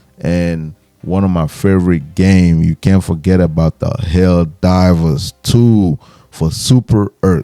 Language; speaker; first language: English; native; English